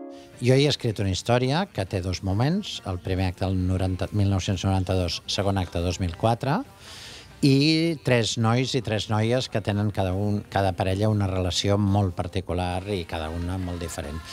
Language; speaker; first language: Catalan; native; Catalan